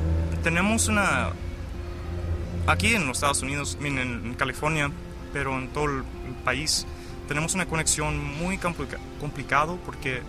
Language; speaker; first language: Spanish; early bilingual, heritage; English